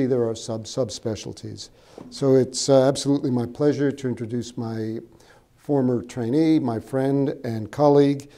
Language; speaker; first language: English; native; English